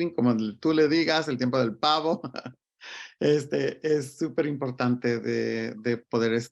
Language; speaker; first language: Spanish; early bilingual, other home language; English